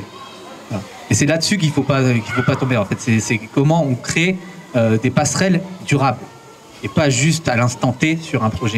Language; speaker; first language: French; native; French